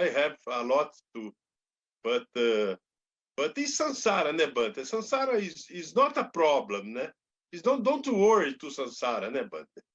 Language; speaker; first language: English; non-native, learner; Portuguese